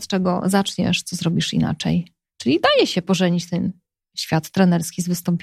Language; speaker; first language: Polish; native; Polish